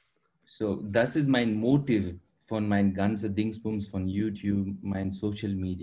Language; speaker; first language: German; non-native, fluent; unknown